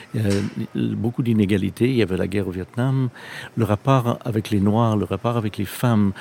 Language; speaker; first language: French; non-native, local second language; English